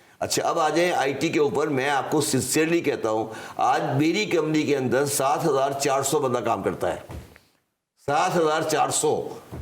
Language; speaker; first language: Urdu; native; Urdu